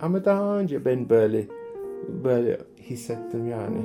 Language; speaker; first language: Turkish; non-native, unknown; English